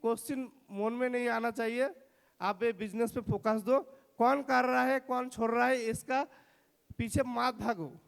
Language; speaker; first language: Hindi; non-native, local second language; Bangla